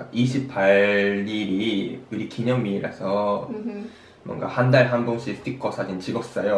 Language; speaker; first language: Korean; non-native, fluent; Japanese